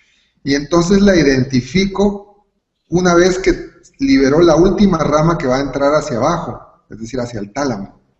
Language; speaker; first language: Spanish; native; Spanish